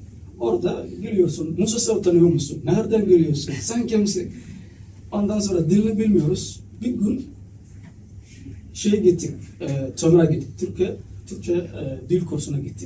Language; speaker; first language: Turkish; non-native, learner; Somali